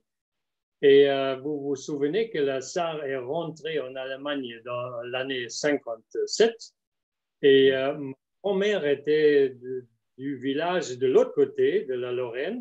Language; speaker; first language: French; non-native, fluent; German